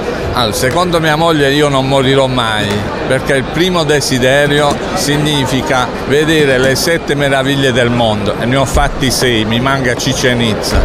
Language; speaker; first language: Italian; native; Italian